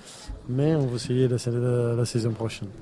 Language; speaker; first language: French; non-native, learner; Arabic